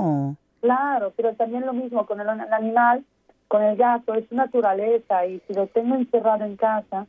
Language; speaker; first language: Spanish; native; Spanish